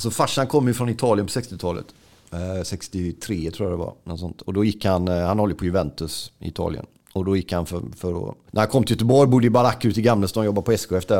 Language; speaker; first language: Swedish; native; Swedish